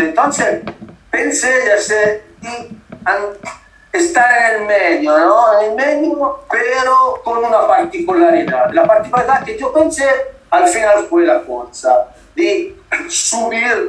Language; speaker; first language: Spanish; non-native, learner; Italian